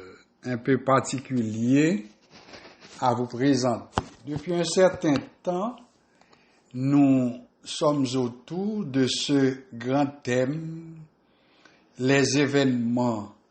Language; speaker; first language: French; non-native, local second language; Haitian Creole